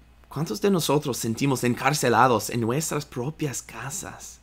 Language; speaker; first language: Spanish; non-native, fluent; English